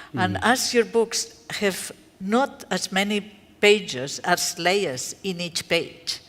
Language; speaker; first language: English; non-native, fluent; Catalan